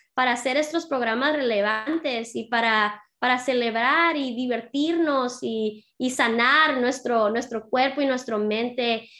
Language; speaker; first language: Spanish; early bilingual, heritage; Spanish